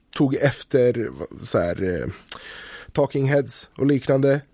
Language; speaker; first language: Swedish; early bilingual, other home language; Bosnian